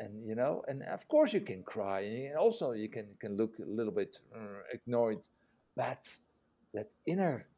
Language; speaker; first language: English; non-native, fluent; Dutch